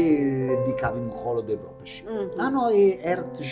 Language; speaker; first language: Georgian; non-native, learner; Italian